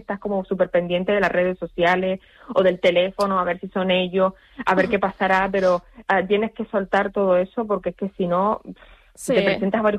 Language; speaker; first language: Spanish; native; Spanish